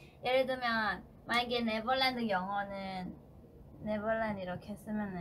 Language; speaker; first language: Korean; non-native, fluent; Chinese